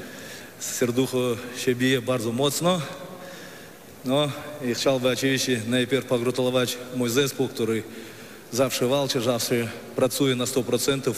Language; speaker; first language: Polish; non-native, fluent; Russian